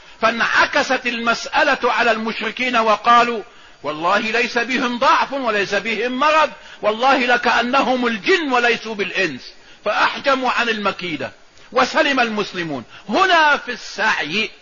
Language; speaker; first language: Arabic; native; Arabic